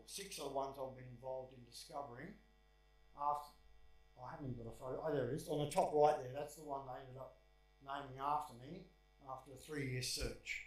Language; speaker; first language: English; native; English